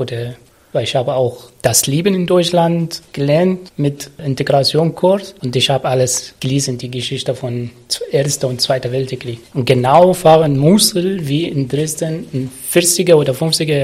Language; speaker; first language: German; non-native, learner; Arabic